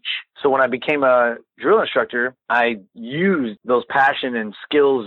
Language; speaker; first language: English; native; English